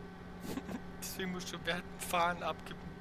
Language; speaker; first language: German; native; German